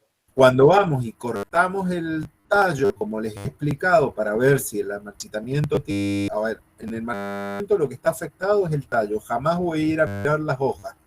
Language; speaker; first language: Spanish; native; Spanish